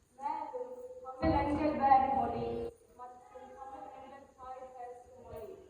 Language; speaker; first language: Tamil; early bilingual, heritage; Tamil